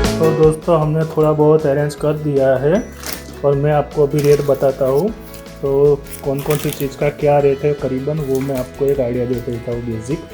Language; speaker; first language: Hindi; non-native, local second language; Gujarati